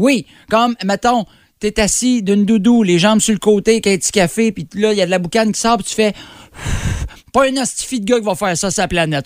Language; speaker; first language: French; native; French